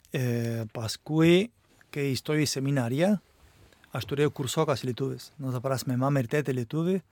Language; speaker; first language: Lithuanian; non-native, fluent; Spanish